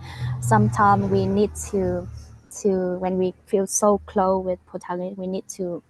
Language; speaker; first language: English; non-native, learner; Vietnamese